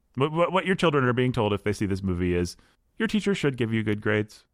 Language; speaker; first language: English; native; English